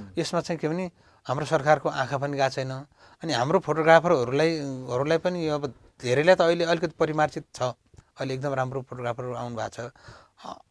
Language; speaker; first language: Nepali; native; Nepali